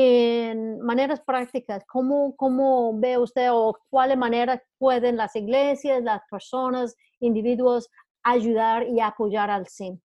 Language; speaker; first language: Spanish; non-native, fluent; English